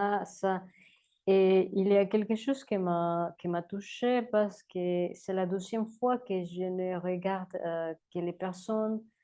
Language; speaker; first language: French; non-native, learner; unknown